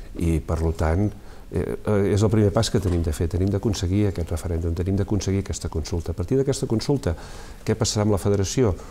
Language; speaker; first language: Catalan; native; Catalan